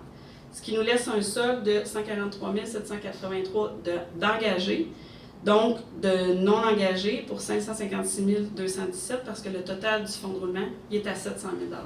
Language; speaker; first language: French; native; French